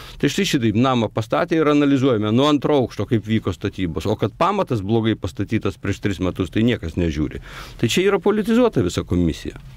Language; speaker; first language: Lithuanian; native; Lithuanian